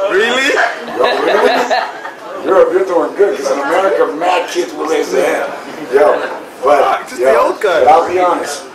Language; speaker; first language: English; native; English